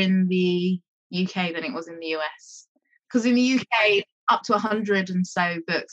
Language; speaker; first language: English; native; English